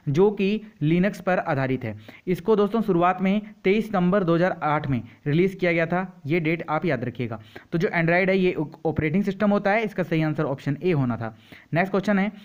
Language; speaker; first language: Hindi; native; Hindi